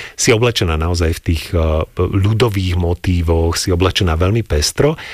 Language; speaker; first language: Slovak; native; Slovak